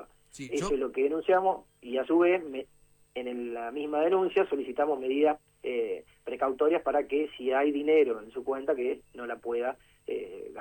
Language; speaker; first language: Spanish; native; Spanish